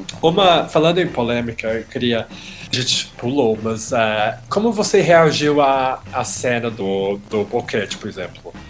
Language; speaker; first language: Portuguese; non-native, fluent; English